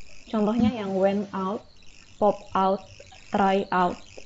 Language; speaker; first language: English; non-native, fluent; Indonesian